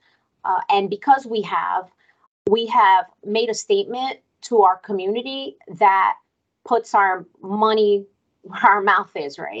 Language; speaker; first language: English; early bilingual, other home language; Spanish